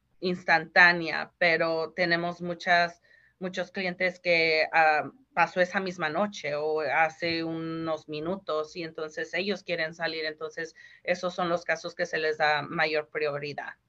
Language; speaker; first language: Spanish; early bilingual, heritage; Spanish